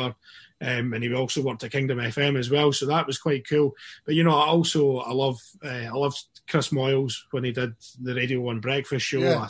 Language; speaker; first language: English; native; English